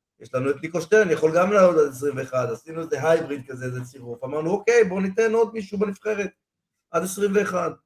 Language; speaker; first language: Hebrew; non-native, fluent; Spanish